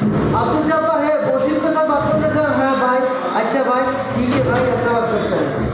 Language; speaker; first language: Hindi; non-native, learner; Bangla